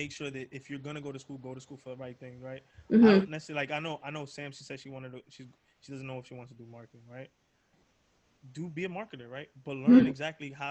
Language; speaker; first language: English; native; English